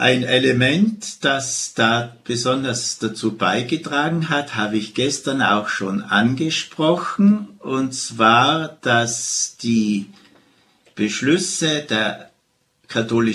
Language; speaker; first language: German; native; German